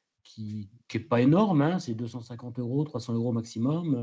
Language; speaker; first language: French; native; French